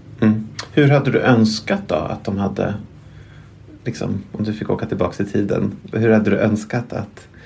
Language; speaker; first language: Swedish; native; Swedish